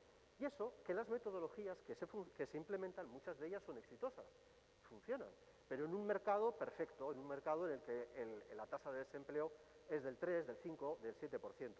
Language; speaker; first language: Spanish; native; Spanish